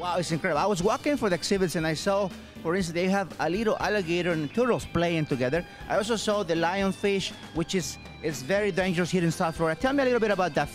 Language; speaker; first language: English; non-native, fluent; Spanish